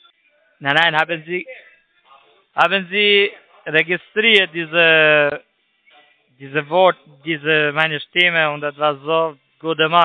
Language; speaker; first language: German; non-native, learner; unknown